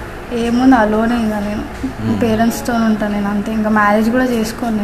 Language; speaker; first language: Telugu; native; Telugu